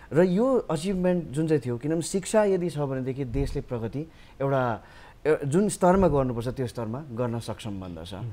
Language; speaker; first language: Nepali; native; Nepali